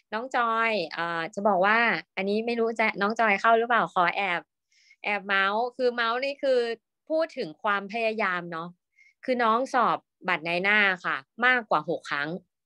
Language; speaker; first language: Thai; native; Thai